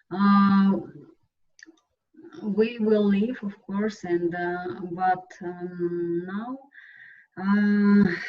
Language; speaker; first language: English; non-native, learner; Russian